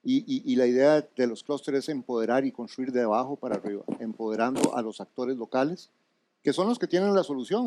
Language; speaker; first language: Spanish; native; Spanish